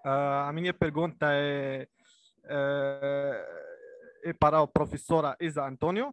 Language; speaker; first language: Portuguese; non-native, learner; Arabic